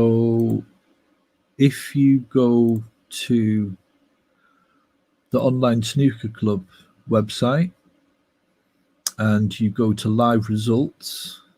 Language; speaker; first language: English; native; English